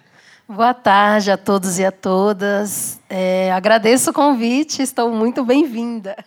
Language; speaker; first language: Portuguese; native; Portuguese